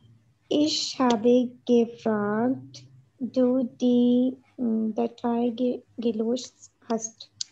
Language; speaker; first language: German; non-native, learner; Urdu